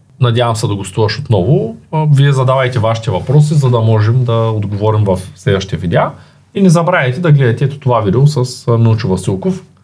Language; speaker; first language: Bulgarian; native; Bulgarian